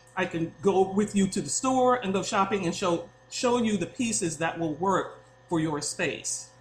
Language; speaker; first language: English; native; English